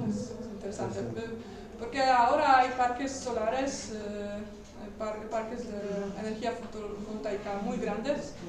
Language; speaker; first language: Spanish; non-native, learner; Polish